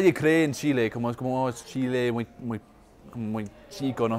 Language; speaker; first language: Spanish; non-native, fluent; English